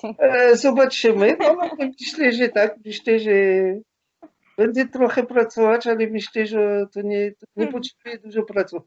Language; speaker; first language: Polish; non-native, learner; French